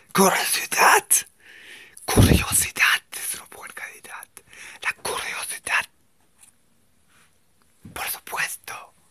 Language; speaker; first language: Spanish; non-native, learner; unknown